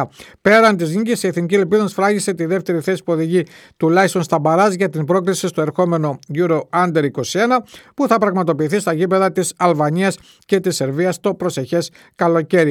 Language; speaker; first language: Greek; native; Greek